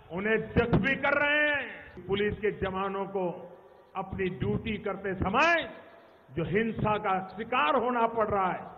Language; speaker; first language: Hindi; non-native, local second language; Gujarati